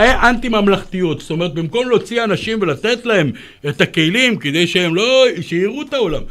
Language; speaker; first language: Hebrew; early bilingual, other home language; Romanian